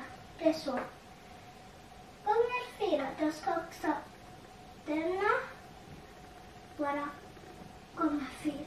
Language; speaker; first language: Swedish; non-native, learner; Tigrinya